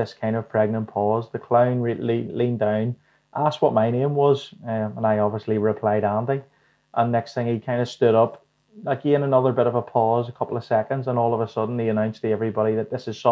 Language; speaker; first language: English; native; English